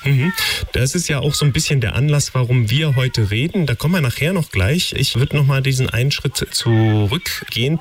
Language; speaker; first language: German; native; German